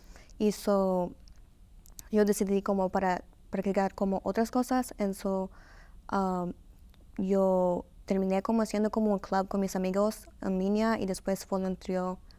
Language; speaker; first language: Spanish; early bilingual, heritage; Spanish